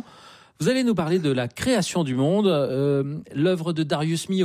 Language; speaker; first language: French; native; French